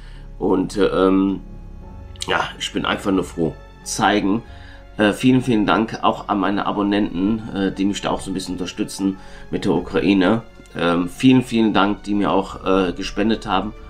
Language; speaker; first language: German; native; German